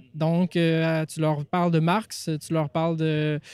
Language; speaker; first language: French; native; French